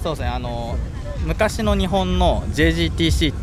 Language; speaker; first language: Japanese; native; Japanese